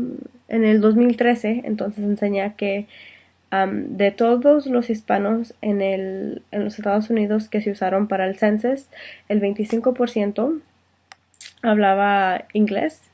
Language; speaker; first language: Spanish; early bilingual, heritage; Spanish